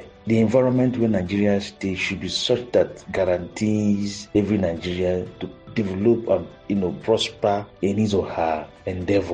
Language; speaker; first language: English; non-native, local second language; Igbo